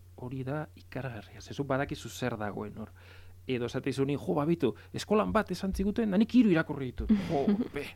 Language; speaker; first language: Basque; native; Basque